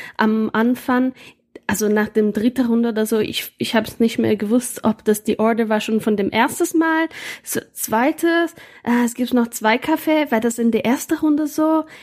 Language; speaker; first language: German; non-native, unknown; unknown